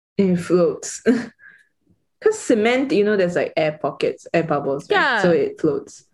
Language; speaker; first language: English; native; English